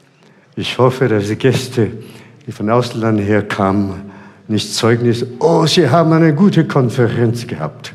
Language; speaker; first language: German; non-native, fluent; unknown